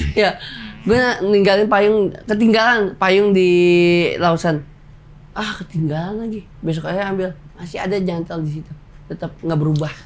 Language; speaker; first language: Indonesian; native; Indonesian